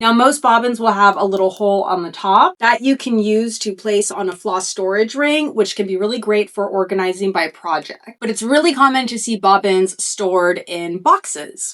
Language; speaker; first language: English; native; English